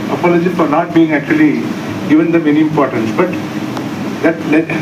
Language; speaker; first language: English; non-native, local second language; Tamil